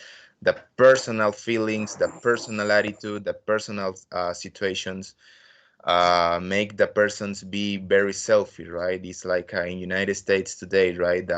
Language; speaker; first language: English; non-native, learner; Spanish